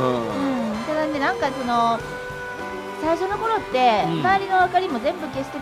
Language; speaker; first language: Japanese; native; Japanese